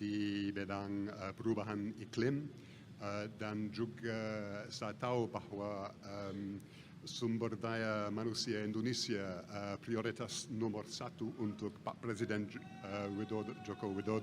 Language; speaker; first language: Indonesian; non-native, fluent; English